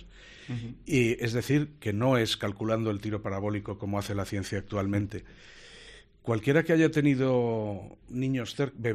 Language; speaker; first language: Spanish; native; Spanish